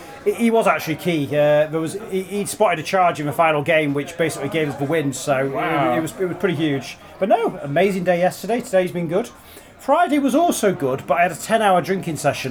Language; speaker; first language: English; native; English